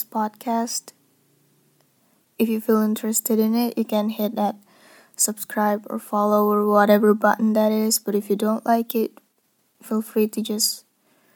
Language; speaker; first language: English; non-native, fluent; Indonesian